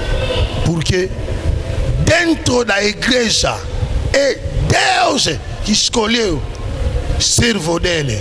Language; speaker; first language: Portuguese; non-native, learner; Lingala